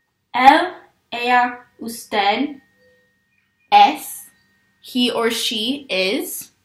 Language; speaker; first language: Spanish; non-native, learner; English